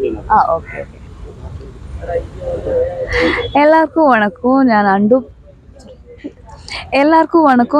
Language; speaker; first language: Tamil; non-native, learner; Malayalam